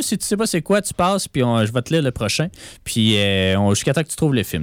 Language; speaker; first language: French; native; French